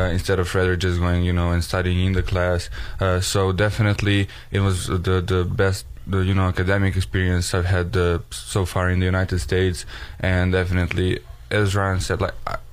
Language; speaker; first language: English; non-native, fluent; Serbian